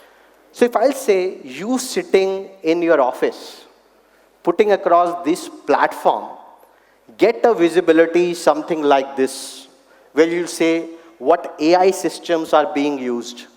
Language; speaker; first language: English; non-native, local second language; Hindi